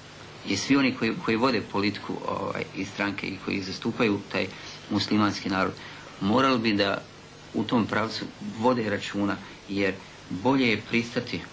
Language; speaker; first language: Bosnian; native; Bosnian